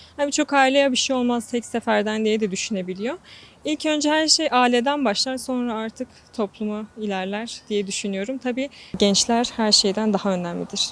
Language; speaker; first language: Turkish; non-native, local second language; Kurdish